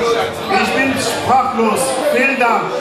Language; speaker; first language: German; non-native, learner; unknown